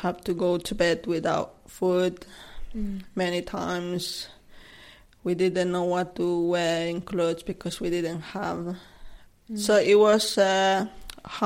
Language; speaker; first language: English; non-native, learner; Spanish